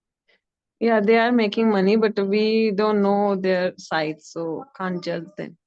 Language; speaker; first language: English; non-native, learner; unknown